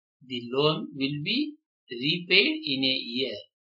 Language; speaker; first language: English; non-native, local second language; Telugu